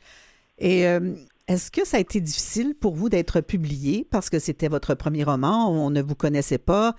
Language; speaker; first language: French; native; French